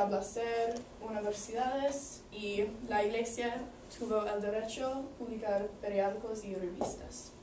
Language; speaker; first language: Spanish; non-native, learner; English